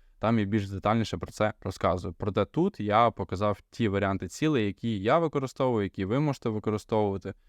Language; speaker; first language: Ukrainian; non-native, local second language; Russian